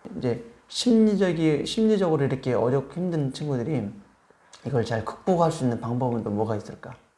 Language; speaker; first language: Korean; native; Korean